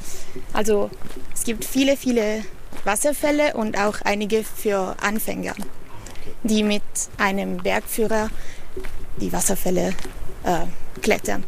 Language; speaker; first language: German; non-native, fluent; Italian